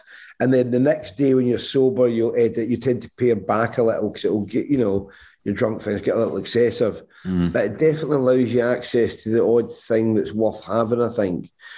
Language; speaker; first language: English; native; English